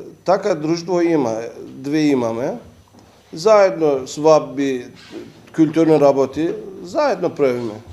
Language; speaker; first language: Macedonian; early bilingual, heritage; Macedonian